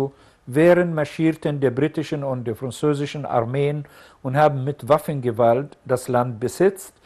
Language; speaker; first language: German; non-native, fluent; Arabic